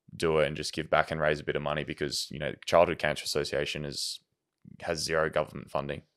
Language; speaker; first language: English; native; English